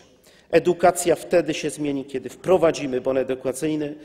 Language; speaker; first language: Polish; native; Polish